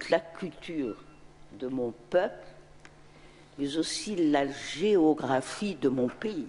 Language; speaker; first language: French; non-native, local second language; Arabic